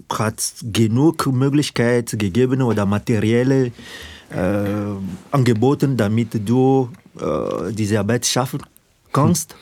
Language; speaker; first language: German; non-native, fluent; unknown